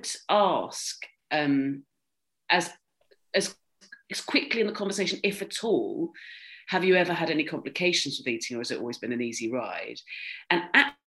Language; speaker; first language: English; native; English